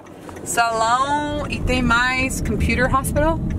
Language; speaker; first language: Portuguese; non-native, learner; English